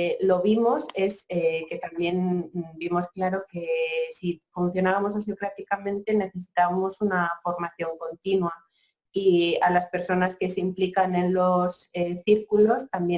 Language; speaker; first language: Spanish; native; Spanish